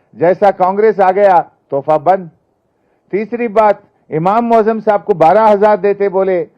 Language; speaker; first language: Hindi; non-native, local second language; Telugu